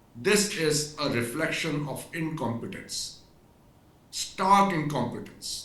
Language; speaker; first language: English; non-native, local second language; Urdu